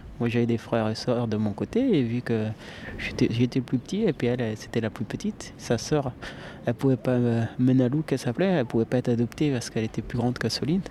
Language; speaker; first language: French; early bilingual, other home language; Amharic